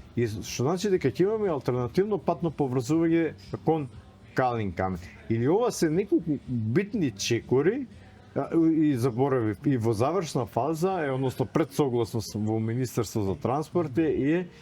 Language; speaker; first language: Macedonian; native; Macedonian